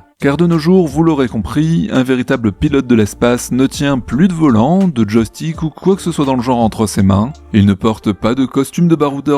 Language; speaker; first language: French; native; French